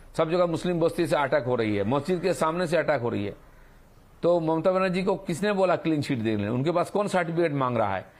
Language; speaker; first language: Hindi; non-native, local second language; Bangla